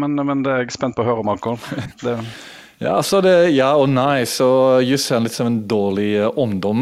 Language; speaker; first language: Norwegian; non-native, fluent; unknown